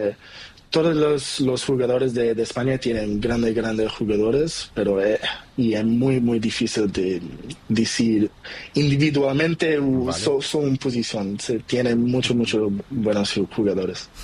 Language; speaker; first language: Spanish; non-native, learner; Portuguese